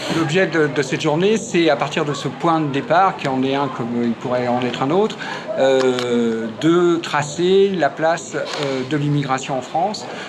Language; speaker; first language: French; native; French